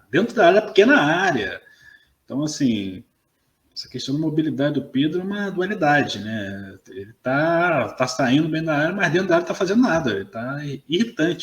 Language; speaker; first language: Portuguese; native; Portuguese